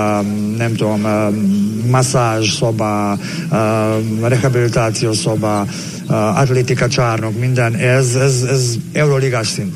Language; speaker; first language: Hungarian; non-native, learner; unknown